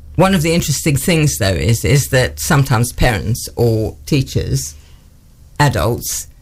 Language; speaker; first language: English; native; English